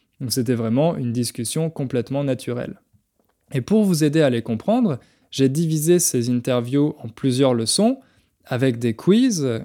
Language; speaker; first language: French; native; French